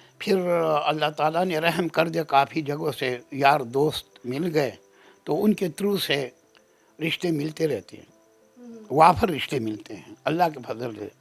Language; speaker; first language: Urdu; non-native, local second language; Pashto